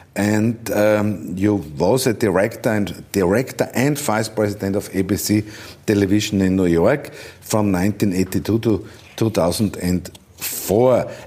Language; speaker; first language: English; non-native, learner; German